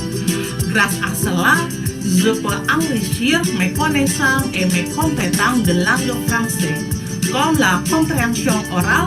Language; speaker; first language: French; non-native, fluent; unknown